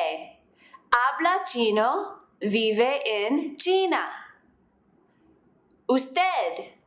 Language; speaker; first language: Spanish; non-native, fluent; English